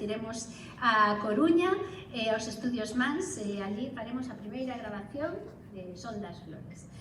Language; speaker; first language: Galician; non-native, local second language; Spanish